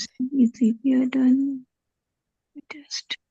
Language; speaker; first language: German; non-native, learner; Hindi